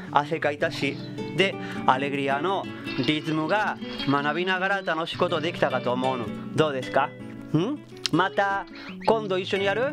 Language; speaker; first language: Japanese; non-native, fluent; Spanish